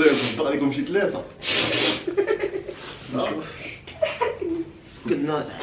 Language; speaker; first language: Arabic; native; Arabic